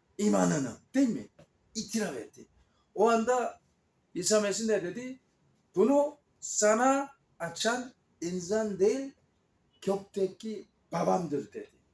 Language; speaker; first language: Turkish; non-native, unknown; Korean